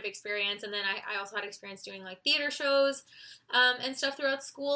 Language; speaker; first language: English; native; English